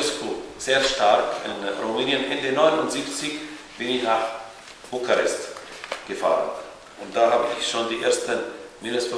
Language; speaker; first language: German; non-native, fluent; Arabic